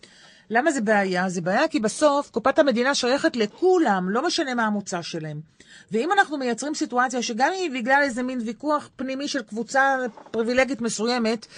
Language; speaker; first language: Hebrew; native; Hebrew